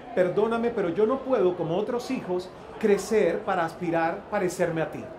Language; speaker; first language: Spanish; native; Spanish